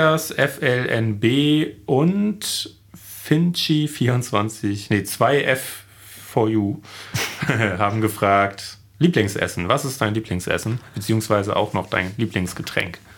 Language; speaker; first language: German; native; German